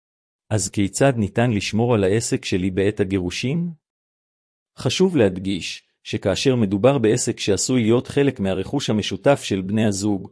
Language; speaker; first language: Hebrew; native; Hebrew